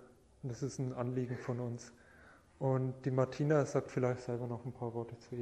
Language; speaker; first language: German; native; German